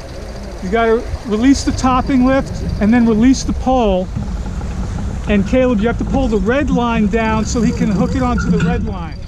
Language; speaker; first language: English; native; English